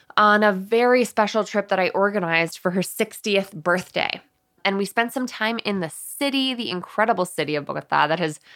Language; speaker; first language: English; early bilingual, other home language; Spanish